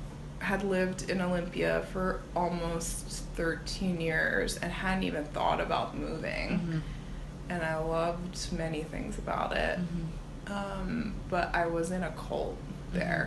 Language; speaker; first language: English; native; English